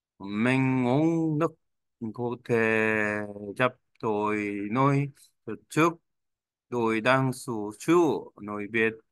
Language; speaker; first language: Vietnamese; non-native, learner; Korean